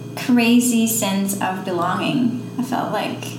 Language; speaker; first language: English; non-native, fluent; Dutch